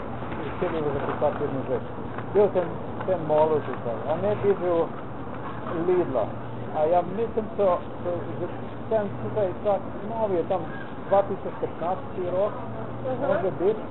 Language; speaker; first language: Polish; non-native, learner; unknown